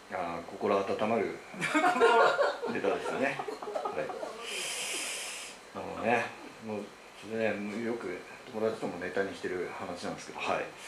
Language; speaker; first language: Japanese; native; Japanese